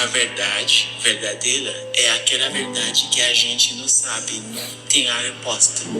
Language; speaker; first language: Portuguese; non-native, fluent; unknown